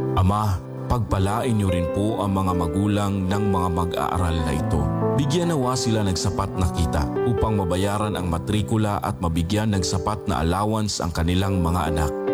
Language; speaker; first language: Filipino; non-native, local second language; Aklanon